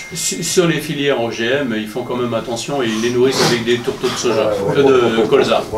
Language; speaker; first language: French; native; French